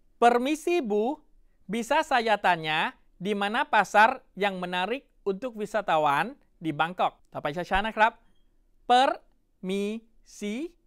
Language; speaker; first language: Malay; non-native, fluent; Thai